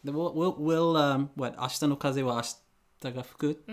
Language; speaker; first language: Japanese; non-native, fluent; English